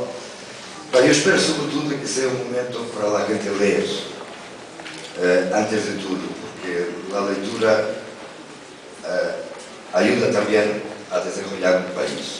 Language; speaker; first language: Spanish; non-native, fluent; Portuguese